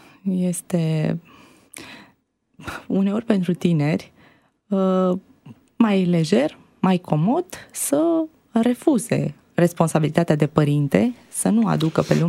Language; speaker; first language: Romanian; native; Romanian